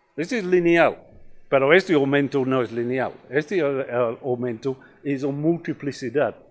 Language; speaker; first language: Spanish; non-native, fluent; English